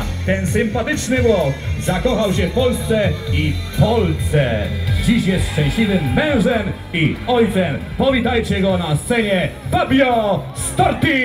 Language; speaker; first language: Polish; native; Polish